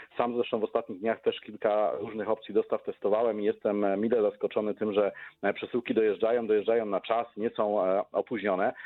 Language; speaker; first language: Polish; native; Polish